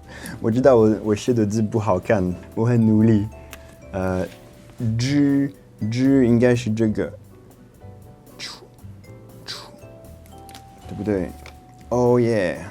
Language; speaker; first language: Chinese; non-native, fluent; French